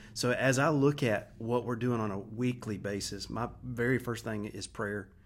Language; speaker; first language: English; native; English